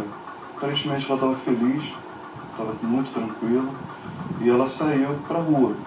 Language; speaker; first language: Portuguese; native; Portuguese